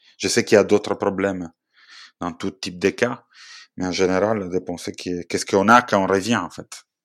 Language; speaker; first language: French; non-native, fluent; Italian